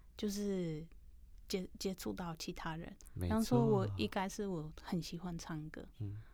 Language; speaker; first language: Chinese; non-native, fluent; Polish